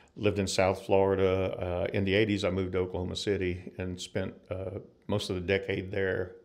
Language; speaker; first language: English; native; English